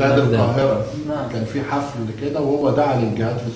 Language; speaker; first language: Arabic; native; Arabic